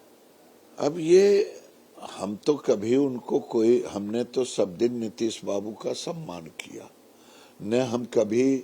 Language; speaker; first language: Hindi; native; Hindi